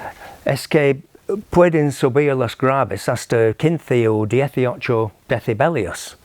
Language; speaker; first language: Spanish; non-native, fluent; English